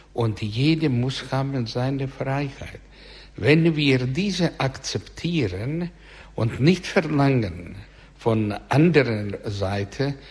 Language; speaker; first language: German; non-native, learner; Russian